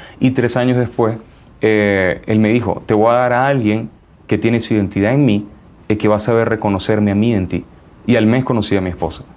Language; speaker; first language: Spanish; native; Spanish